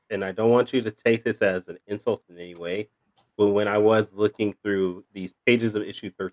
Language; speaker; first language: English; native; English